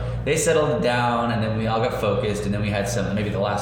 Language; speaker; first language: English; native; English